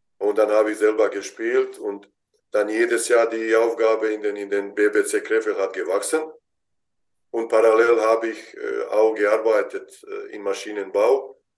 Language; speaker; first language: German; non-native, fluent; Bosnian